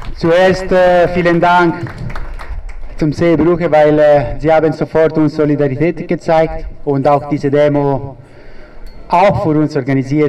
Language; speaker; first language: German; non-native, fluent; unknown